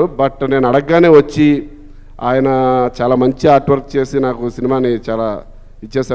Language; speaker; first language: Telugu; native; Telugu